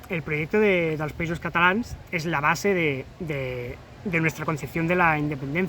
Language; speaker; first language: Spanish; native; Spanish